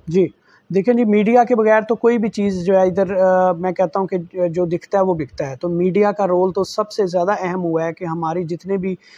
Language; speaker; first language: Urdu; non-native, local second language; Saraiki